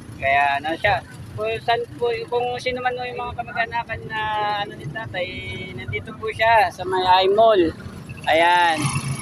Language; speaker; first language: Filipino; native; Filipino